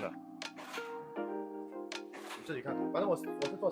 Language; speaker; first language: Chinese; native; Chinese